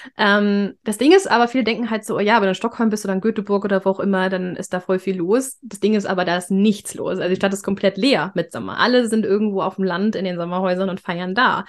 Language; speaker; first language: German; native; German